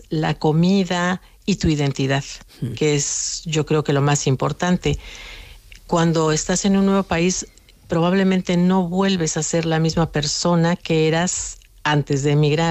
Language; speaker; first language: Spanish; native; Spanish